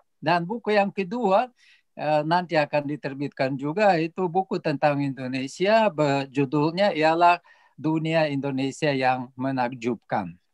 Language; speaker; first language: Indonesian; non-native, fluent; Russian